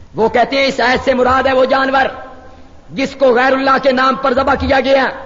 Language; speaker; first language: Urdu; non-native, local second language; Punjabi